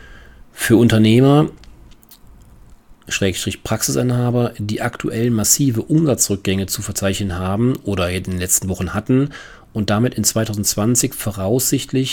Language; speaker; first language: German; native; German